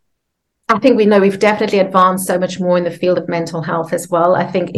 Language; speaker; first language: English; native; English